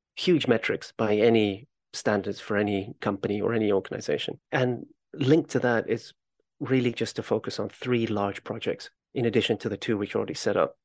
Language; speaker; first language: English; native; English